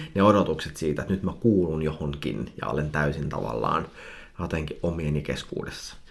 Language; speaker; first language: Finnish; early bilingual, heritage; Finnish